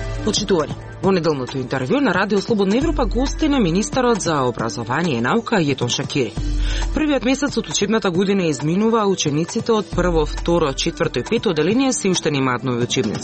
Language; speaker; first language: Macedonian; native; Macedonian